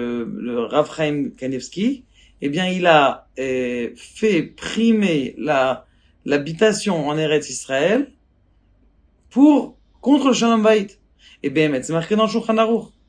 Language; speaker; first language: French; native; French